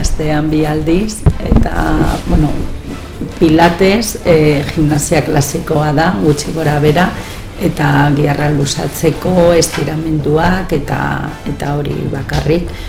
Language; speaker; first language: Basque; non-native, learner; Spanish